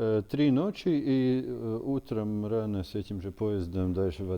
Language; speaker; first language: Russian; non-native, learner; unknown